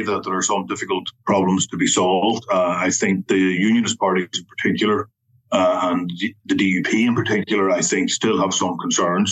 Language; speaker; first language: English; native; English